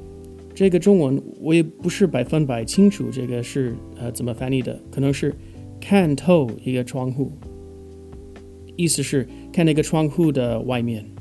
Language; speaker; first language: Chinese; non-native, fluent; English